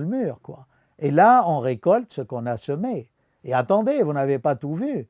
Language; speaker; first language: French; non-native, fluent; Arabic